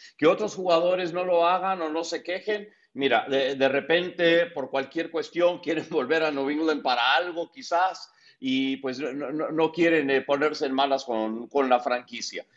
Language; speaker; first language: Spanish; early bilingual, heritage; Spanish